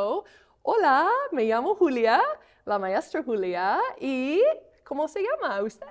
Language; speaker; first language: Spanish; non-native, fluent; English